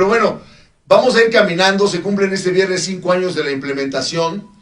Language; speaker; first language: Spanish; native; Spanish